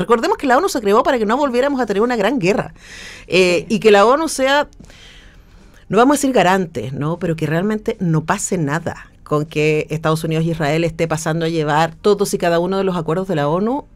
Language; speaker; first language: Spanish; native; Spanish